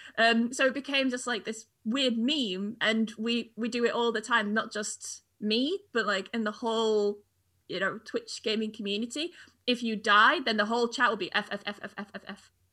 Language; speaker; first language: English; native; English